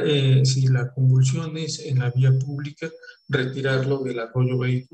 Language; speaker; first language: Spanish; native; Spanish